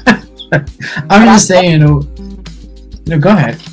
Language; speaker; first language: English; native; English